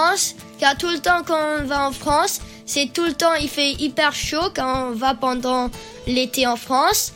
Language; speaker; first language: French; early bilingual, heritage; French